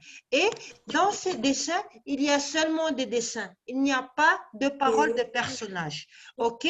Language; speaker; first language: French; non-native, local second language; Arabic